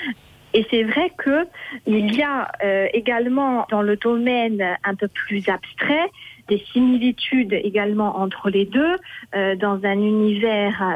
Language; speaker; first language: French; native; French